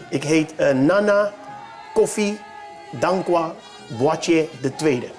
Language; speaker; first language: Dutch; native; Dutch